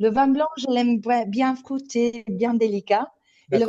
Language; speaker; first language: French; non-native, fluent; Italian